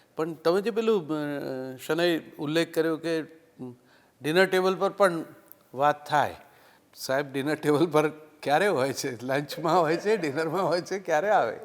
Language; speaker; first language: Gujarati; native; Gujarati